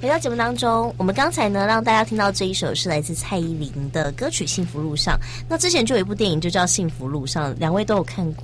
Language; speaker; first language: Chinese; native; Chinese